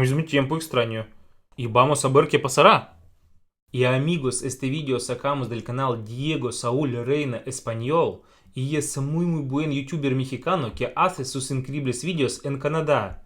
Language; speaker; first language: Spanish; non-native, learner; Russian